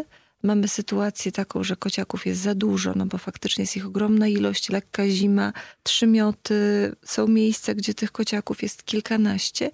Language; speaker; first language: Polish; native; Polish